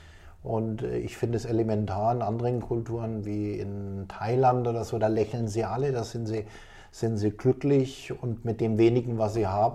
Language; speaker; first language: German; native; German